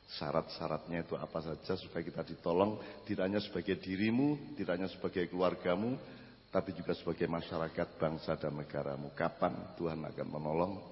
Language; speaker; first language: Indonesian; native; Indonesian